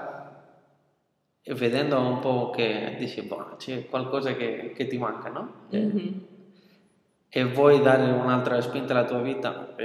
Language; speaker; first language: Italian; non-native, fluent; Spanish